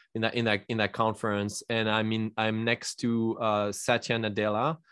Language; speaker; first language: English; non-native, fluent; French